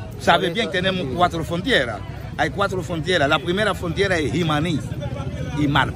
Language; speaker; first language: Spanish; non-native, fluent; Haitian Creole